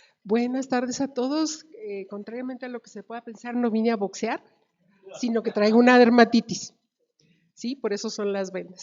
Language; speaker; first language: Spanish; native; Spanish